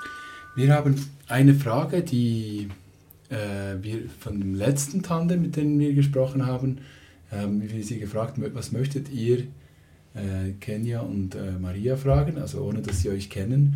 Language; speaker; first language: German; native; German